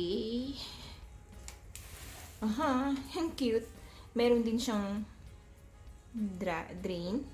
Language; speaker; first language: Filipino; native; Filipino